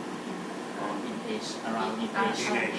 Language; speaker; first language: English; non-native, learner; Thai